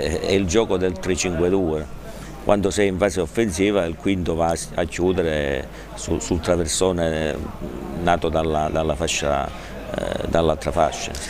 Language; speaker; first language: Italian; native; Italian